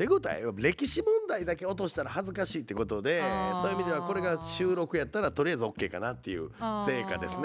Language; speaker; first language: Japanese; native; Japanese